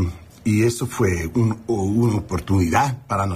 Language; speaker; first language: Spanish; non-native, learner; English